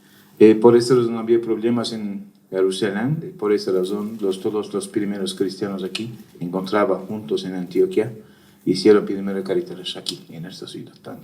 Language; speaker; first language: Spanish; non-native, fluent; Turkish